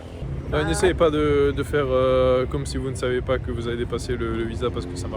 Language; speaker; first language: French; native; French